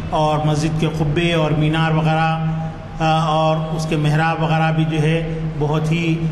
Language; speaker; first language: Urdu; native; Urdu